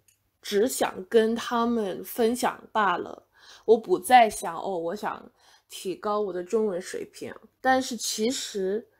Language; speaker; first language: Chinese; non-native, fluent; English